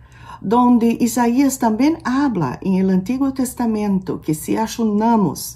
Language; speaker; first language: Spanish; non-native, local second language; Portuguese